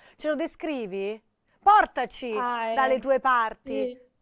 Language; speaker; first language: Italian; native; Italian